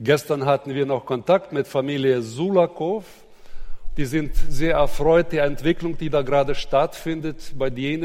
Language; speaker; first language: German; native; German